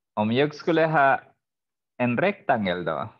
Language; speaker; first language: Swedish; non-native, fluent; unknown